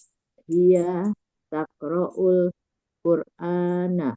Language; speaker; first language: Arabic; non-native, learner; Indonesian